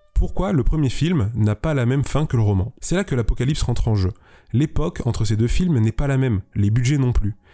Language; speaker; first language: French; native; French